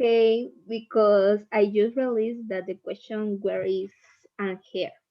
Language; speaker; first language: English; non-native, learner; Spanish